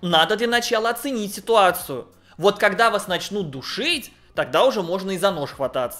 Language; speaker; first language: Russian; native; Russian